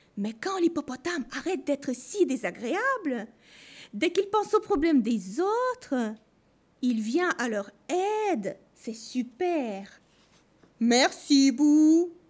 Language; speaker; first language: French; non-native, fluent; Russian